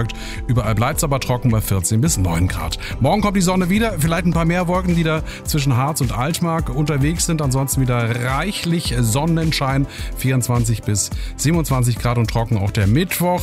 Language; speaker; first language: German; native; German